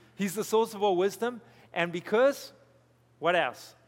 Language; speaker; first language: English; native; English